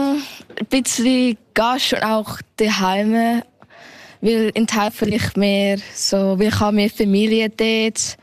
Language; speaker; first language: German; early bilingual, heritage; German